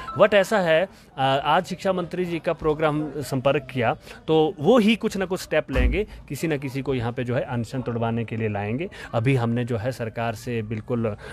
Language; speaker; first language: Hindi; native; Hindi